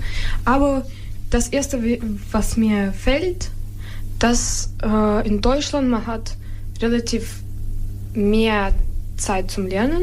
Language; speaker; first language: German; non-native, fluent; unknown